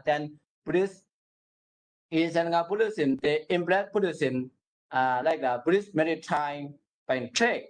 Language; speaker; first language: English; non-native, learner; Burmese